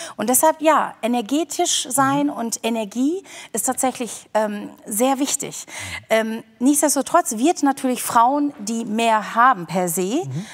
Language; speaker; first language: German; early bilingual, other home language; Turkish